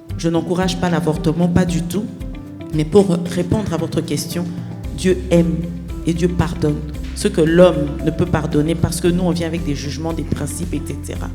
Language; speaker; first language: French; non-native, local second language; Lingala